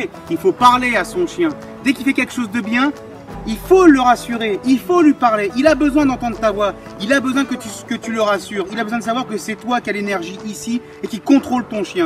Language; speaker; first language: French; native; French